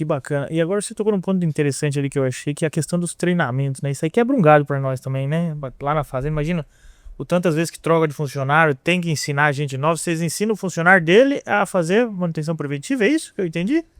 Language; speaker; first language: Portuguese; native; Portuguese